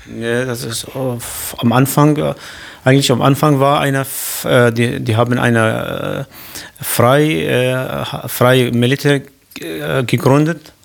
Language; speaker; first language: German; non-native, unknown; Kurdish